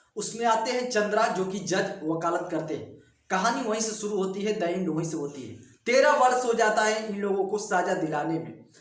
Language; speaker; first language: Hindi; native; Hindi